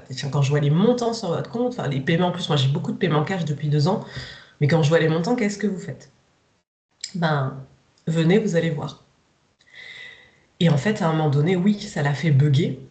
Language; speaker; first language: French; native; French